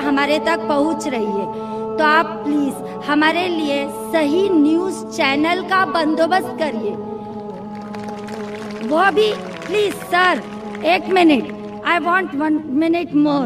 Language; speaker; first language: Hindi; non-native, local second language; Marathi